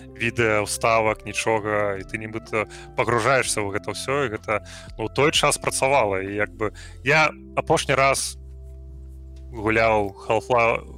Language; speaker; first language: Belarusian; non-native, local second language; Russian